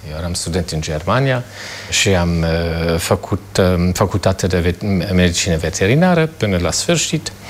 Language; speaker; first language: Romanian; non-native, fluent; German